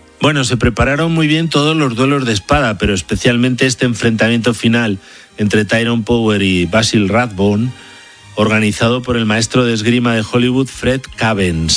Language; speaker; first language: Spanish; native; Spanish